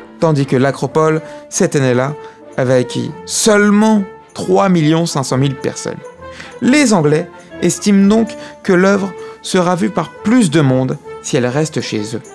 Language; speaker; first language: French; native; French